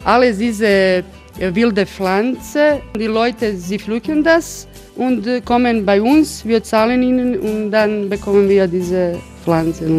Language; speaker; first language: German; non-native, learner; Croatian